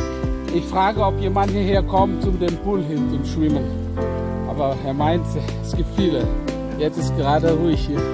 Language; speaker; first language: German; non-native, fluent; Indonesian